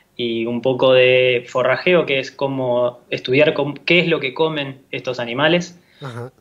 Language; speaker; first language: Spanish; native; Spanish